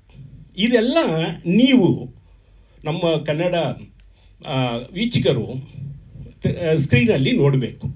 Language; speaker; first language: Kannada; non-native, learner; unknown